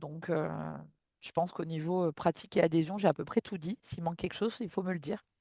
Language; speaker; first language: French; native; French